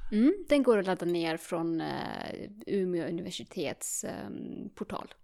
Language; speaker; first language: Swedish; early bilingual, other home language; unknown